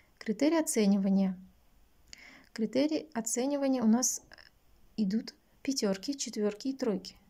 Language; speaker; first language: Russian; non-native, local second language; Kazakh